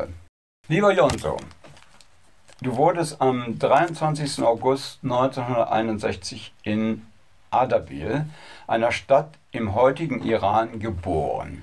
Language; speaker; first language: German; native; German